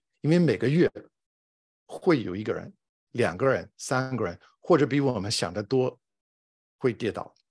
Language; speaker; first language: Chinese; non-native, fluent; English